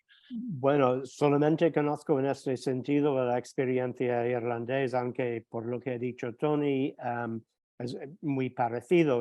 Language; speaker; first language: Spanish; non-native, fluent; English